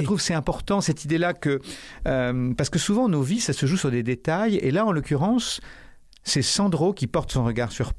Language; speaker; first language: French; native; French